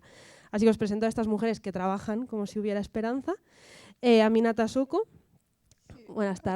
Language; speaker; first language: Spanish; native; Spanish